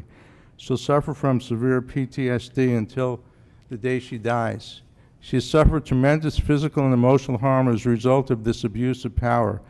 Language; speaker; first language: English; native; English